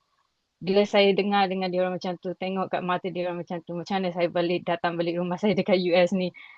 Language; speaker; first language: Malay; non-native, local second language; Rohingya